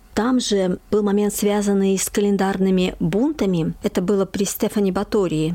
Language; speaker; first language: Russian; native; Russian